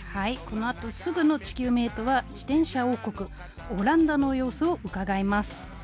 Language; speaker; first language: Japanese; non-native, fluent; German